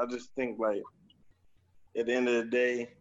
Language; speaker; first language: English; native; English